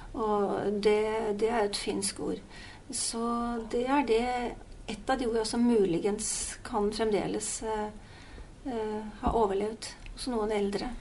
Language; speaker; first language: Norwegian; native; Norwegian